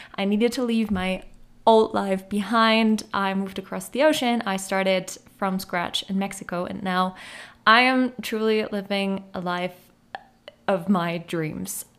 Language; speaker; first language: English; non-native, fluent; German